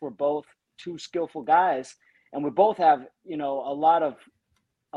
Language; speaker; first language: English; native; English